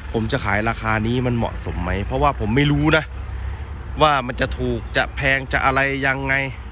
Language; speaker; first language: Thai; native; Thai